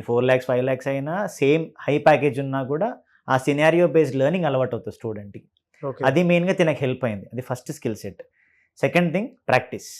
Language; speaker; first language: Telugu; native; Telugu